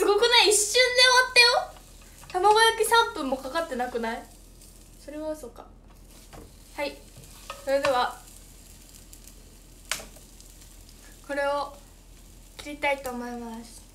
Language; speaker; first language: Japanese; native; Japanese